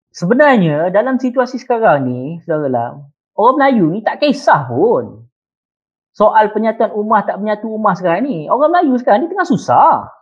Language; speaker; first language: Malay; native; Malay